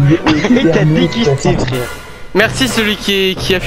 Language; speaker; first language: French; native; French